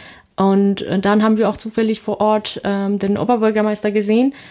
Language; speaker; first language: German; non-native, fluent; Ukrainian